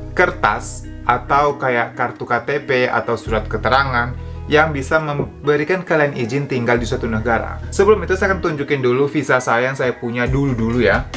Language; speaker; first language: Indonesian; native; Indonesian